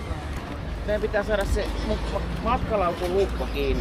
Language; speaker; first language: Finnish; native; Finnish